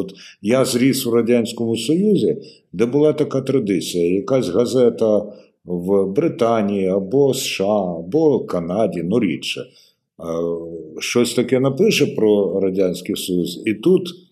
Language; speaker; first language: Ukrainian; native; Ukrainian